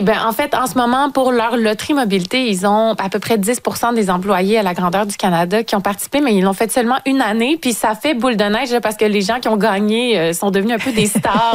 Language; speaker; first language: French; native; French